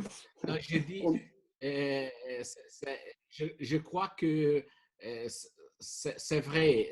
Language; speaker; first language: French; non-native, fluent; Italian